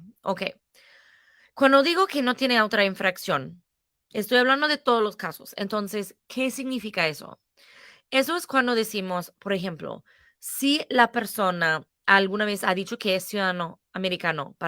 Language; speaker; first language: Spanish; non-native, fluent; English